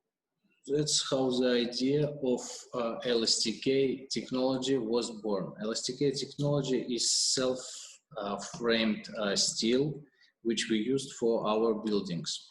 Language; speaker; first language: English; non-native, learner; Russian